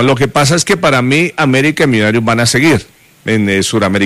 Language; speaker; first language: Spanish; native; Spanish